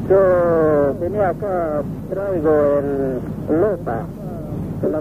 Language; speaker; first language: Spanish; non-native, learner; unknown